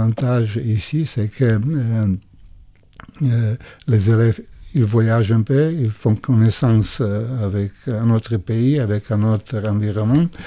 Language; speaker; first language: French; non-native, fluent; Croatian